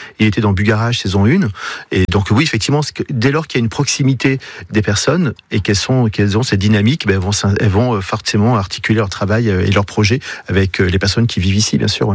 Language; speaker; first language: French; native; French